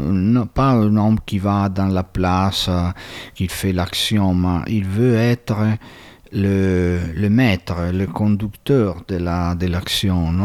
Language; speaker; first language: French; non-native, fluent; Italian